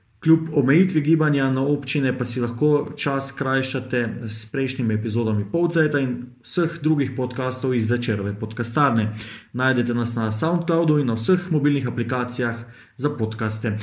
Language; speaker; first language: Slovenian; native; Slovenian